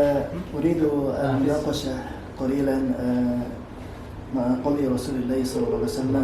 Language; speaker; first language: Arabic; non-native, fluent; Indonesian